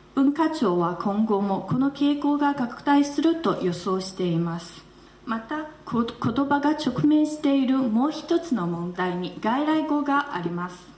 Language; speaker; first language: Japanese; non-native, fluent; Chinese